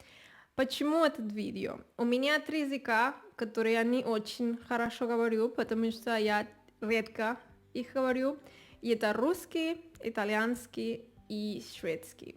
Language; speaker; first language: Russian; non-native, learner; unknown